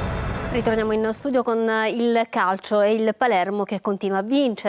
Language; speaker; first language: Italian; native; Italian